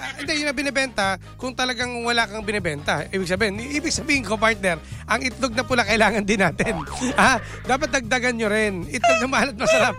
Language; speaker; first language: Filipino; native; Filipino